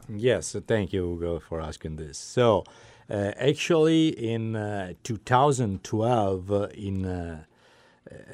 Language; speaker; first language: English; non-native, fluent; Italian